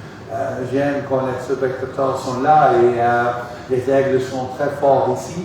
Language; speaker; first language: French; non-native, fluent; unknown